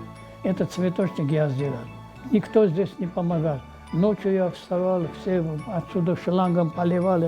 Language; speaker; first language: Russian; non-native, local second language; Armenian